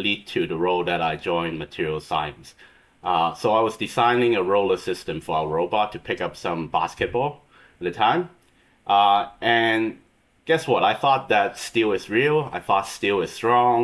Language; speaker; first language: English; non-native, local second language; Cantonese